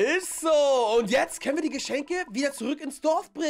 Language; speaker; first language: German; native; German